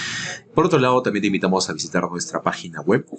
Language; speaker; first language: Spanish; native; Spanish